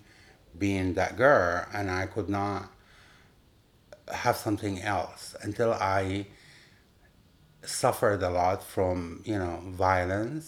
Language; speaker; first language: English; non-native, fluent; Arabic